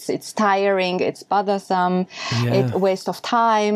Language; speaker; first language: English; non-native, fluent; German